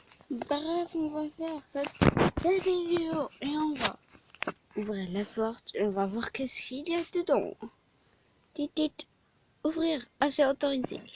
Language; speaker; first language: French; non-native, learner; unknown